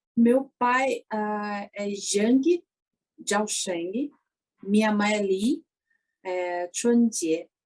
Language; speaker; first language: Portuguese; early bilingual, other home language; Chinese